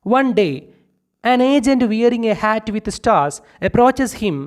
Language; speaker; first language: English; non-native, local second language; Malayalam